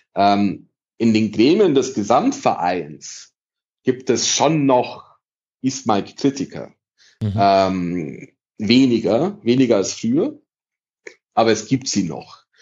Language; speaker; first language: German; early bilingual, other home language; Italian